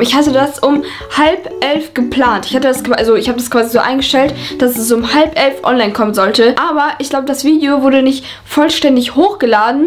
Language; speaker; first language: German; native; German